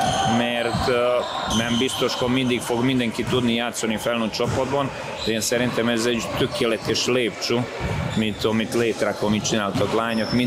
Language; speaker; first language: Hungarian; non-native, fluent; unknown